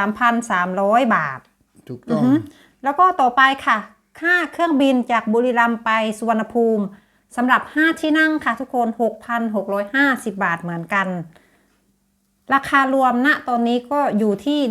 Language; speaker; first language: Thai; native; Thai